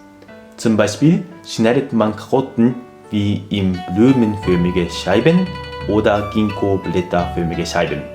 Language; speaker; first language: German; non-native, fluent; Japanese